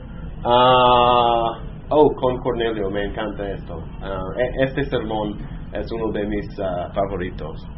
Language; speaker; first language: Spanish; non-native, fluent; English